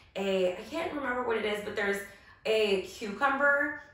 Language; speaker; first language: English; native; English